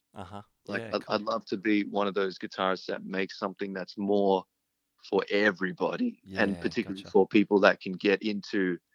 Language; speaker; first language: English; early bilingual, other home language; Hindi